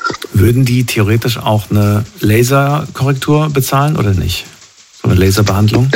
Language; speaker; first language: German; native; German